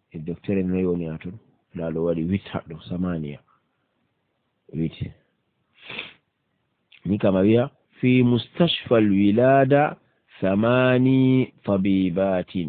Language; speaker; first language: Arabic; non-native, fluent; Fula